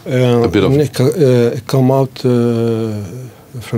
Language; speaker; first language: English; non-native, fluent; Arabic